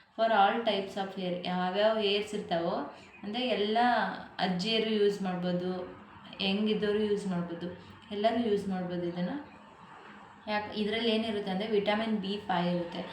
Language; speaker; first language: Kannada; native; Kannada